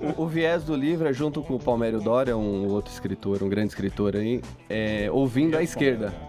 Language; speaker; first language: Portuguese; native; Portuguese